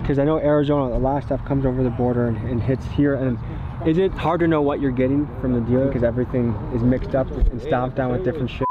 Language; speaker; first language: English; native; English